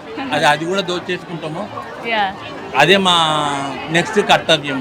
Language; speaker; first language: Telugu; native; Telugu